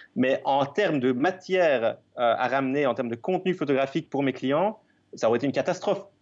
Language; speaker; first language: French; native; French